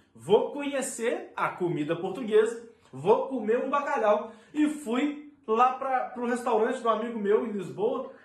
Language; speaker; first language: Portuguese; native; Portuguese